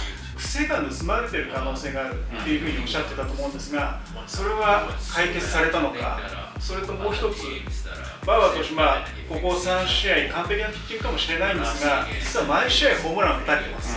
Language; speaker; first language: Japanese; native; Japanese